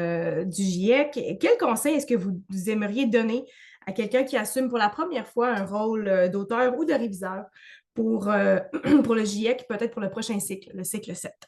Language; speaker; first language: French; native; French